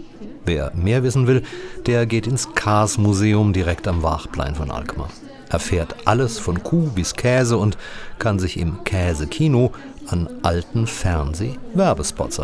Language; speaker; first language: German; native; German